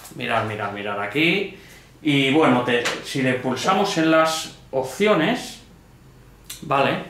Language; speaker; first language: Spanish; native; Spanish